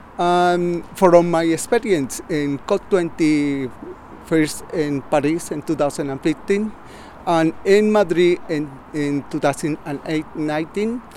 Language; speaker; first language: English; non-native, learner; Spanish